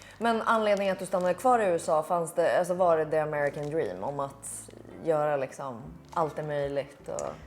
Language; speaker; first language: Swedish; native; Swedish